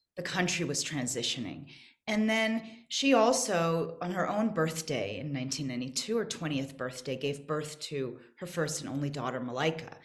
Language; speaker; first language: English; native; English